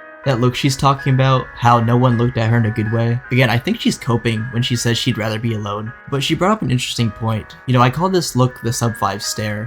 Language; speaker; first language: English; native; English